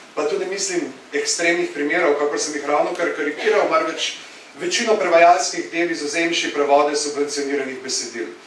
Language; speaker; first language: Slovenian; native; Slovenian